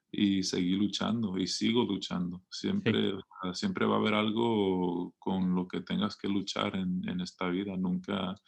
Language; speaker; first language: Spanish; early bilingual, heritage; Spanish